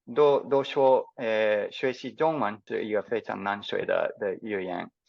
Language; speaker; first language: Chinese; non-native, fluent; English